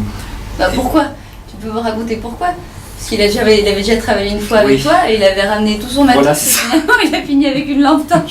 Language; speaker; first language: French; native; French